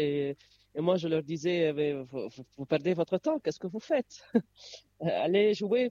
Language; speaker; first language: French; non-native, local second language; Arabic